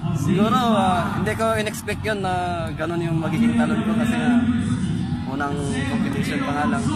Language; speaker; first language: Filipino; non-native, local second language; Cebuano